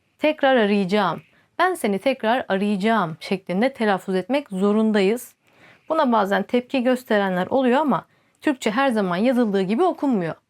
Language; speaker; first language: Turkish; native; Turkish